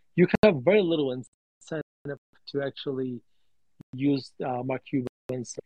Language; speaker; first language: English; non-native, fluent; Russian